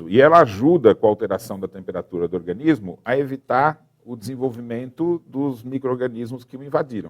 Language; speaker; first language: Portuguese; native; Portuguese